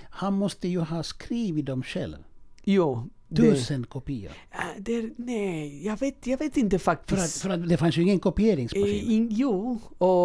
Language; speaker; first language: Swedish; native; Swedish